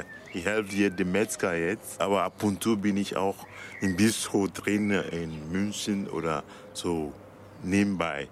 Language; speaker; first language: German; non-native, learner; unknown